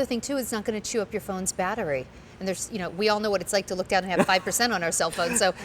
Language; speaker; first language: English; native; English